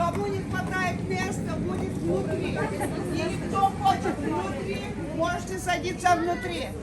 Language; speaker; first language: Russian; non-native, fluent; Turkish